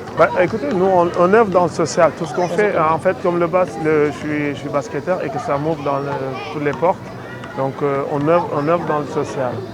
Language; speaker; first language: French; non-native, local second language; Wolof